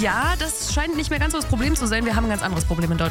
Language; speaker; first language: German; native; German